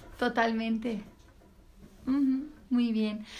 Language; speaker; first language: Spanish; native; Spanish